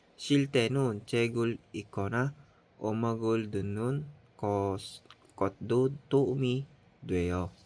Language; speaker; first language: Korean; non-native, fluent; Filipino